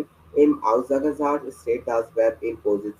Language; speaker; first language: German; non-native, fluent; Hindi